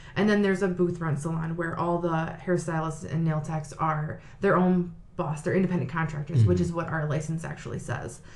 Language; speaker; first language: English; native; English